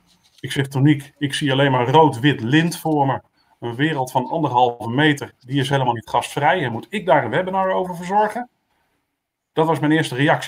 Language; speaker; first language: Dutch; native; Dutch